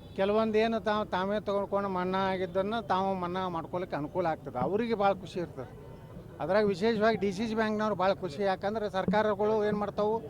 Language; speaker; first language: Kannada; native; Kannada